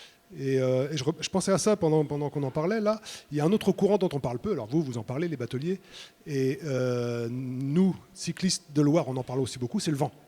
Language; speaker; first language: French; native; French